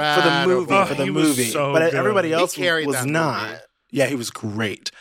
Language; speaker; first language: English; native; English